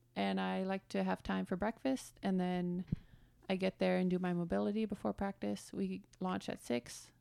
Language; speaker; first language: English; early bilingual, other home language; German